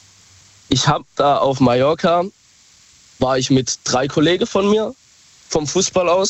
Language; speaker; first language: German; native; German